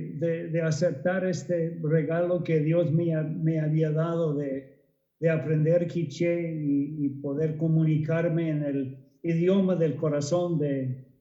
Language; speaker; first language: Spanish; non-native, fluent; English